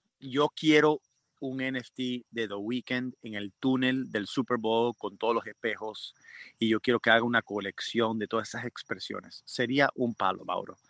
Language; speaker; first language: Spanish; early bilingual, heritage; Spanish